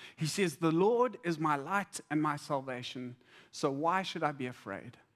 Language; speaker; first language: English; native; English